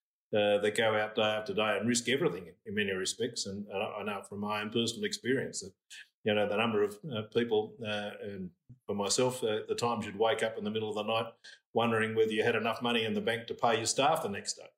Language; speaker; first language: English; native; English